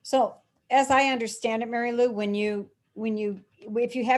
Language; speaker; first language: English; native; English